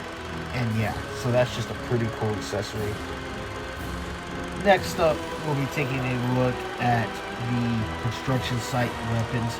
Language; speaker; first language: English; native; English